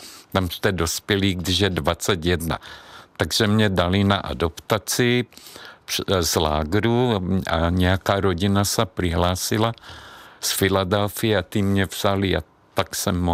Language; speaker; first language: Czech; non-native, fluent; Hungarian